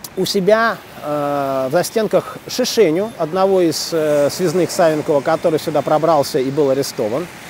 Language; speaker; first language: Russian; native; Russian